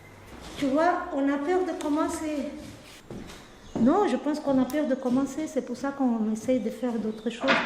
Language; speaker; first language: French; non-native, fluent; Portuguese